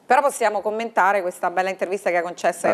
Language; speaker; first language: Italian; native; Italian